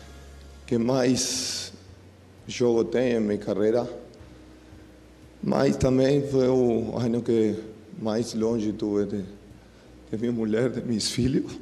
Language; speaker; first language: Portuguese; non-native, fluent; Spanish